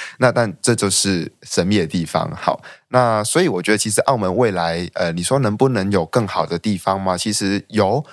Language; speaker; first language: Chinese; non-native, local second language; Cantonese